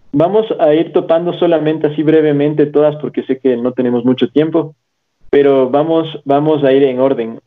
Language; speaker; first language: Spanish; native; Spanish